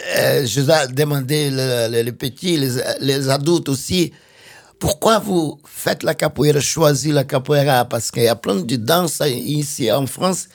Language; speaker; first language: French; non-native, fluent; Portuguese